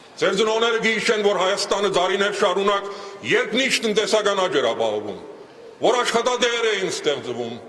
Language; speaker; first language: Armenian; early bilingual, heritage; Armenian